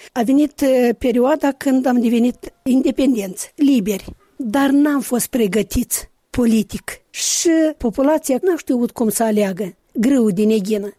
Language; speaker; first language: Romanian; native; Romanian